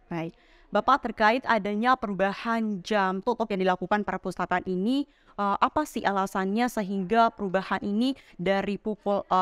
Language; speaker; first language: Indonesian; native; Indonesian